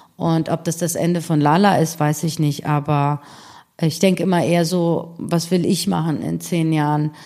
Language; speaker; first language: German; early bilingual, other home language; Persian